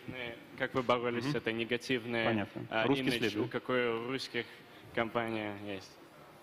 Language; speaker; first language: Russian; non-native, fluent; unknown